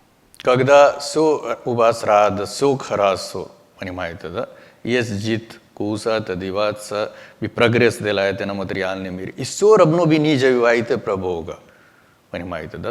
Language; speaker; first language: Russian; non-native, learner; Hindi